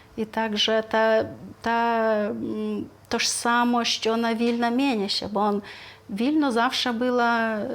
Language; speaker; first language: Polish; non-native, fluent; Lithuanian